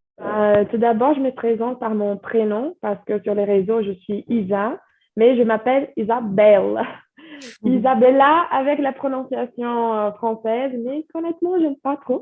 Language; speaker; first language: French; non-native, fluent; Portuguese